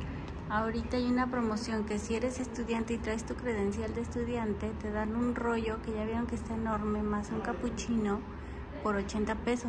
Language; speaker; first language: Spanish; native; Spanish